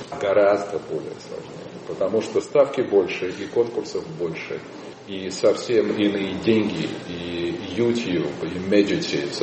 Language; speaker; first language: Russian; native; Russian